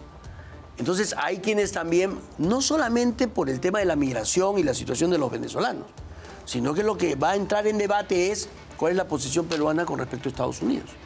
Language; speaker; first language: Spanish; native; Spanish